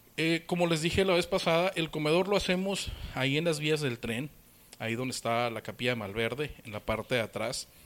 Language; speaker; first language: Spanish; native; Spanish